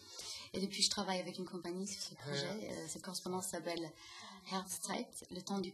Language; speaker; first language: French; non-native, fluent; German